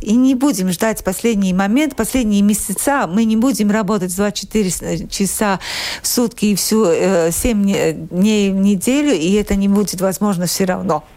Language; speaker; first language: Russian; non-native, local second language; Latvian